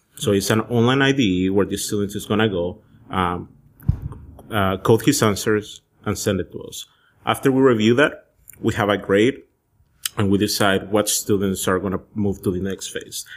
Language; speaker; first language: English; early bilingual, other home language; Spanish